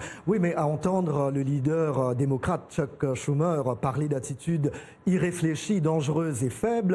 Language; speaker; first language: French; native; French